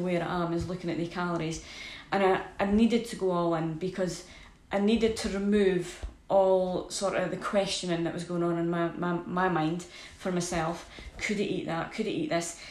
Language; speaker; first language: English; native; English